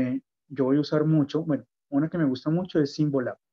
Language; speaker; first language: Spanish; native; Spanish